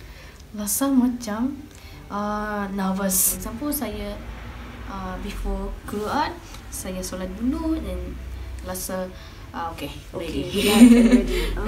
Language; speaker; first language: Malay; non-native, learner; Japanese